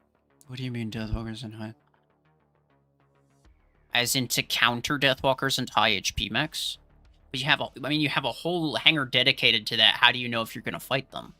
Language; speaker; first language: English; native; English